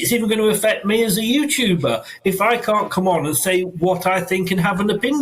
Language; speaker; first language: English; native; English